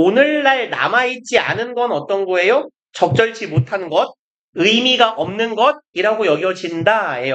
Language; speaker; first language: Korean; native; Korean